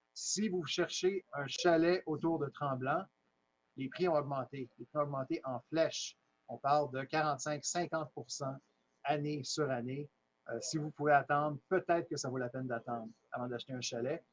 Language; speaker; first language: French; native; French